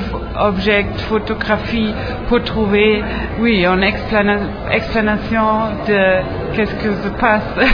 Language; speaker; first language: French; non-native, learner; German